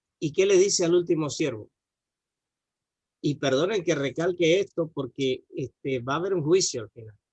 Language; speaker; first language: Spanish; native; Spanish